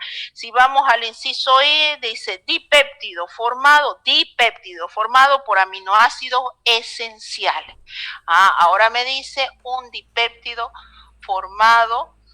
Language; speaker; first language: Spanish; native; Spanish